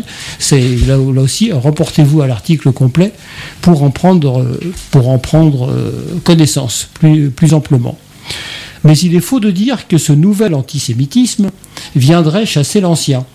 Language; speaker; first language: French; native; French